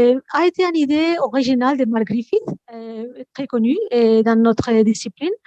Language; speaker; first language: French; non-native, fluent; Spanish